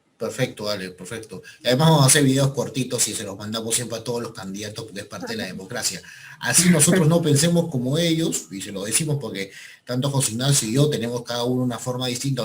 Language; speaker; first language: Spanish; native; Spanish